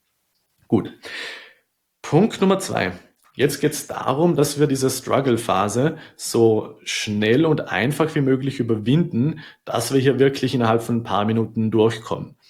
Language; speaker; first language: German; native; German